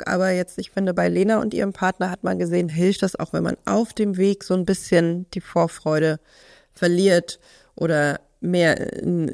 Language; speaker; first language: German; native; German